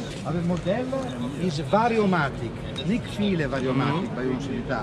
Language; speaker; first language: German; non-native, learner; Italian